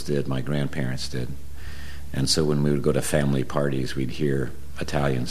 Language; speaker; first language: English; native; English